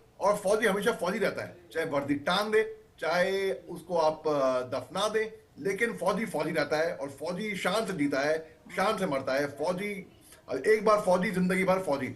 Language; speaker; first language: Hindi; native; Hindi